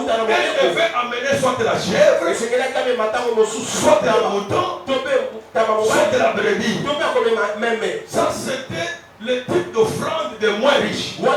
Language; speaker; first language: French; non-native, local second language; Lingala